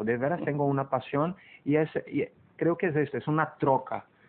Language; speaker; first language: Spanish; non-native, fluent; Portuguese